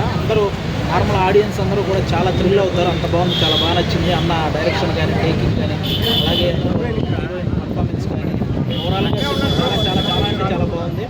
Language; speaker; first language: Telugu; native; Telugu